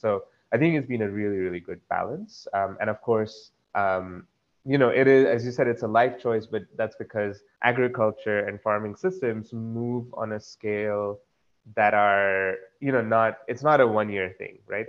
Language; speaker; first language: English; non-native, local second language; Marathi